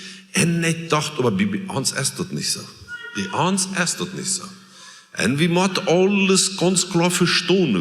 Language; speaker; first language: German; non-native, learner; Plautdietsch